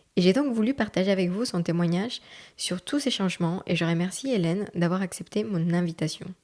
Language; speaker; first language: French; non-native, fluent; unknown